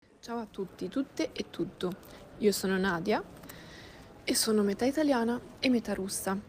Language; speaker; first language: Italian; early bilingual, other home language; Russian